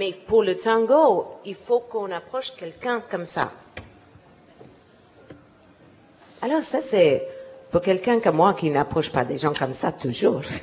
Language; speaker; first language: French; non-native, learner; English